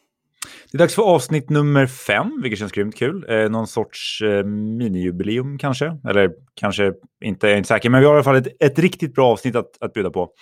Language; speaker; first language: Swedish; native; Swedish